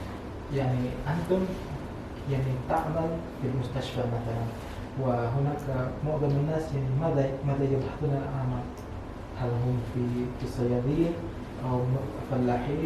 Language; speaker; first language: Arabic; non-native, fluent; Indonesian